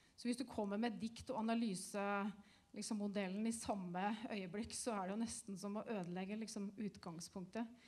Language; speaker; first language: Norwegian; native; Norwegian